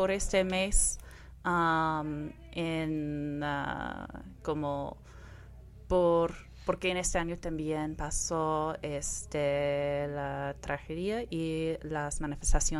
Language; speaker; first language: Spanish; non-native, fluent; English